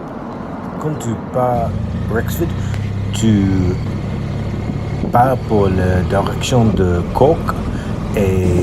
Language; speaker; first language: French; non-native, learner; English